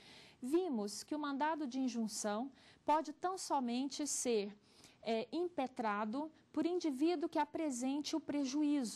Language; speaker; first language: Portuguese; native; Portuguese